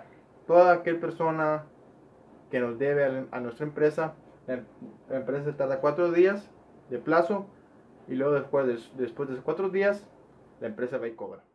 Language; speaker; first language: Spanish; native; Spanish